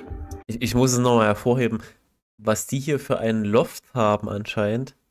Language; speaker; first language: German; native; German